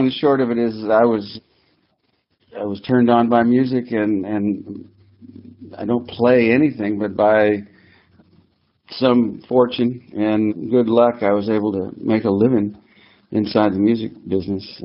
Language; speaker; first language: English; native; English